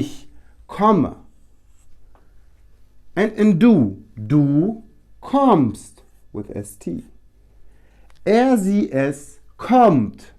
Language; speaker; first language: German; non-native, fluent; Turkish